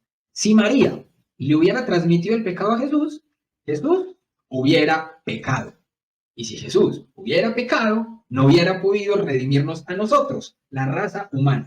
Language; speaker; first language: Spanish; native; Spanish